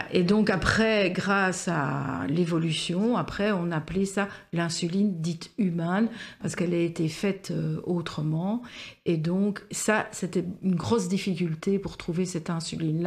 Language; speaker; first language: French; native; French